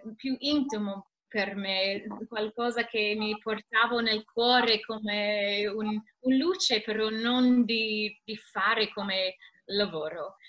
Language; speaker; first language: Italian; non-native, learner; English